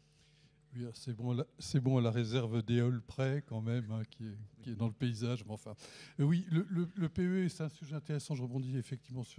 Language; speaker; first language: French; native; French